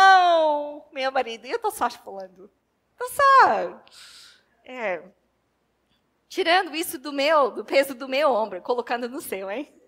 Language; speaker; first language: Portuguese; non-native, fluent; English